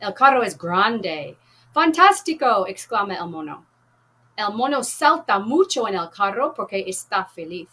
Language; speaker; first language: Spanish; non-native, fluent; English